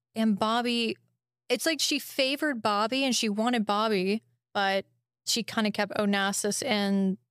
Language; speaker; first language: English; native; English